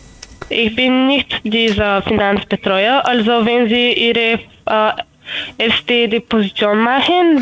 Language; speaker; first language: German; non-native, learner; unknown